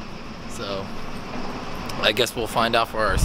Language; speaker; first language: English; native; English